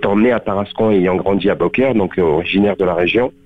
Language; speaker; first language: French; native; French